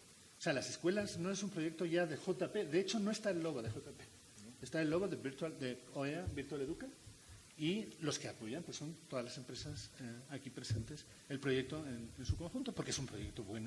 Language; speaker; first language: Spanish; native; Spanish